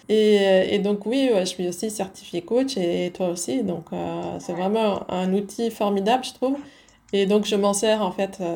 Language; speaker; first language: French; early bilingual, other home language; Dutch